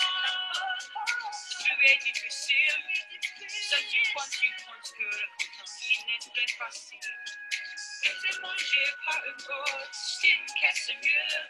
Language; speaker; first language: French; non-native, learner; English